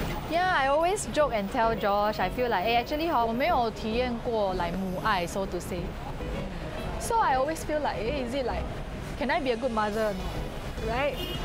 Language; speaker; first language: English; non-native, local second language; Chinese